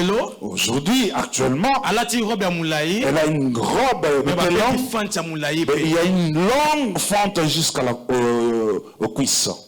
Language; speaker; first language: French; non-native, local second language; Lingala